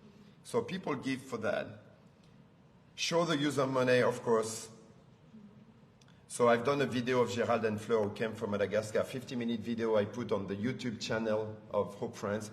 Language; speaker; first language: English; non-native, fluent; French